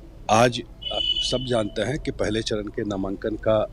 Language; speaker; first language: Hindi; native; Hindi